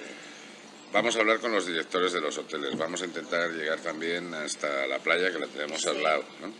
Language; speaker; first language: Spanish; native; Spanish